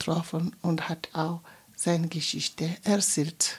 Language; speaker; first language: German; non-native, fluent; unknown